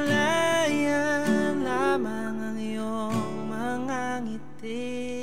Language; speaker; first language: Filipino; native; Filipino